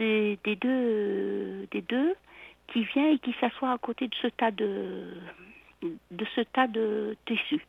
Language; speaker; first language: French; non-native, local second language; Arabic